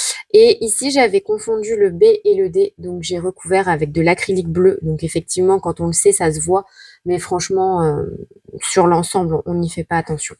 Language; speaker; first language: French; native; French